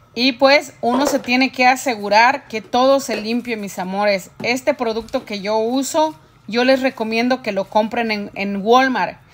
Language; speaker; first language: Spanish; native; Spanish